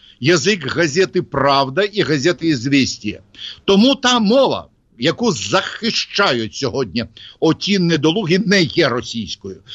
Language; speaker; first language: Ukrainian; non-native, local second language; Russian